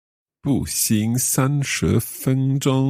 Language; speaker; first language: Chinese; non-native, learner; English